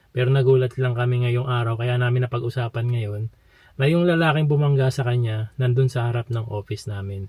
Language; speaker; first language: Filipino; native; Filipino